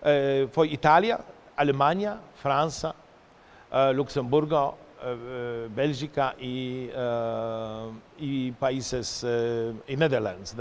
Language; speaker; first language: Portuguese; non-native, fluent; Polish